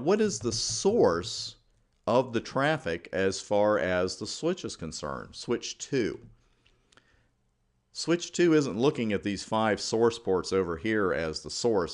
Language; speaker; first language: English; native; English